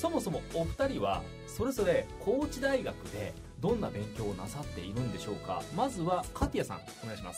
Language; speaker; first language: Japanese; native; Japanese